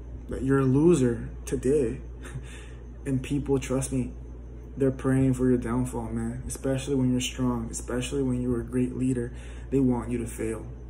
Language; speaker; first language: English; native; English